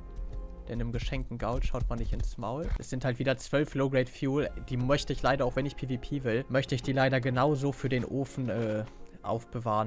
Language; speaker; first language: German; native; German